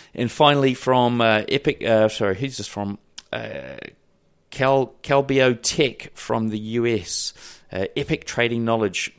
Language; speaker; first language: English; native; English